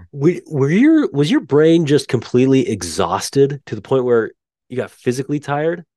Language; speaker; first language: English; native; English